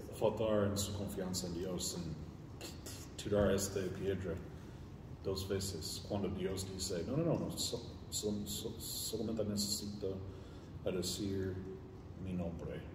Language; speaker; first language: Spanish; non-native, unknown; English